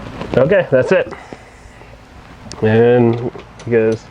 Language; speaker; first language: English; native; English